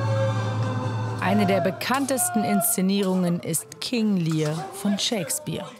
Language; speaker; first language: German; native; German